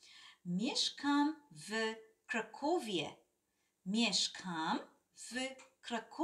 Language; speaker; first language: Polish; non-native, fluent; Sinhala